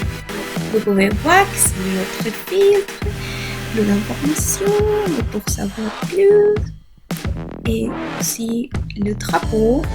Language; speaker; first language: French; non-native, learner; Spanish